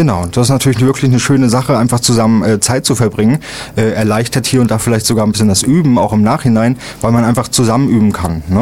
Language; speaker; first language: German; native; German